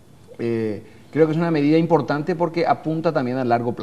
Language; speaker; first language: Spanish; native; Spanish